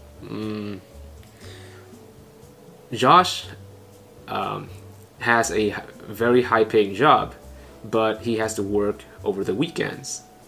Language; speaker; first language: English; non-native, fluent; Vietnamese